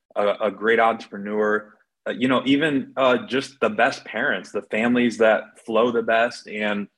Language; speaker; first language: English; native; English